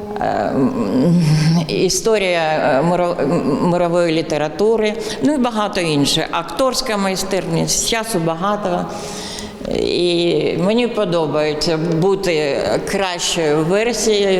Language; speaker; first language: Ukrainian; non-native, local second language; Russian